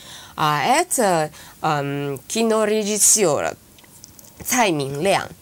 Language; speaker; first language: Russian; non-native, learner; Chinese